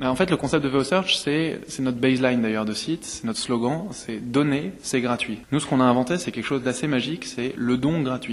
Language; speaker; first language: French; native; French